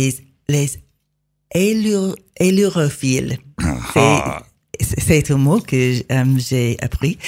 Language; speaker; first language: French; non-native, learner; English